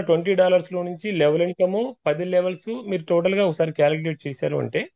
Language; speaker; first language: Telugu; native; Telugu